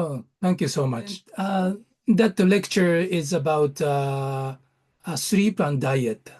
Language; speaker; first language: English; non-native, learner; Japanese